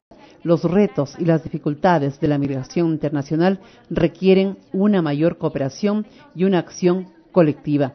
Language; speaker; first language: Spanish; native; Spanish